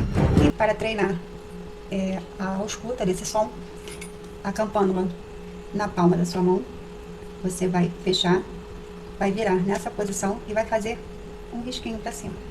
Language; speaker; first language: Portuguese; native; Portuguese